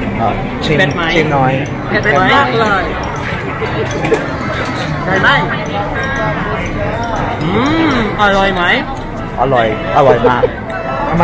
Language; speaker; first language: Thai; non-native, learner; Filipino